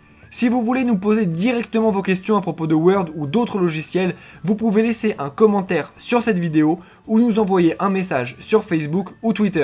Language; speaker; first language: French; native; French